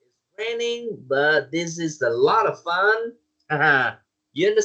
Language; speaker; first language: English; non-native, learner; Vietnamese